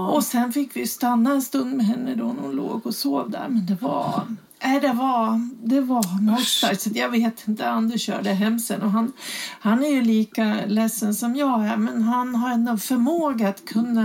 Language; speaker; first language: Swedish; native; Swedish